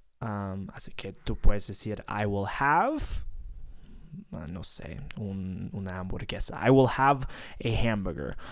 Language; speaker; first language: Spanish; non-native, fluent; English